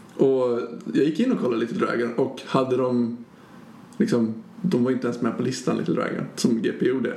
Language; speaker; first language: Swedish; native; Swedish